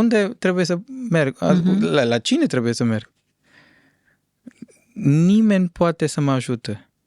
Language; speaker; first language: Romanian; non-native, fluent; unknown